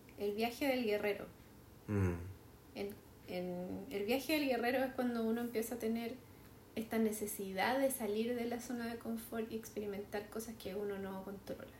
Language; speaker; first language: Spanish; native; Spanish